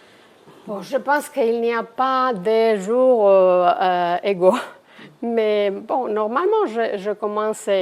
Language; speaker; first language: French; non-native, fluent; Spanish